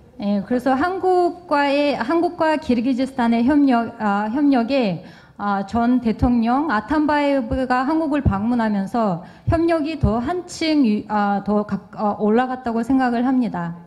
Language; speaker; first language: Korean; non-native, fluent; Kyrgyz